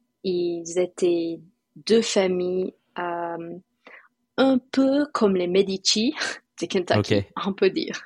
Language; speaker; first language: French; non-native, fluent; English